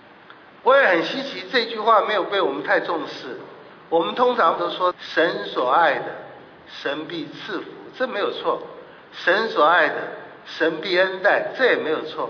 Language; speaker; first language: Chinese; native; Chinese